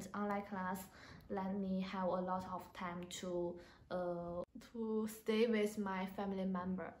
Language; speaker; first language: English; non-native, learner; Chinese